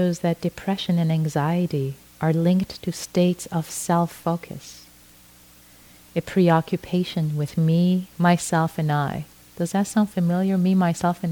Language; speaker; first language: English; non-native, fluent; Persian